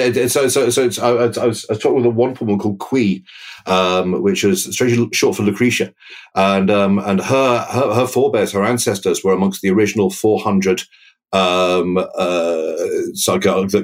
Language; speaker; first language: English; native; English